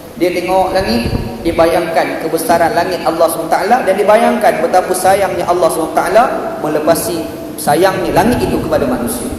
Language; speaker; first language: Malay; native; Malay